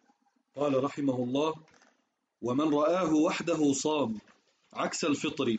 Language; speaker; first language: Arabic; native; Arabic